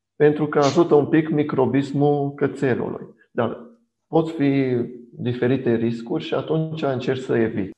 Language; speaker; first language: Romanian; non-native, local second language; Hungarian